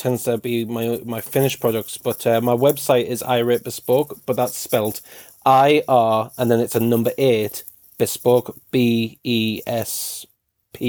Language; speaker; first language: English; native; English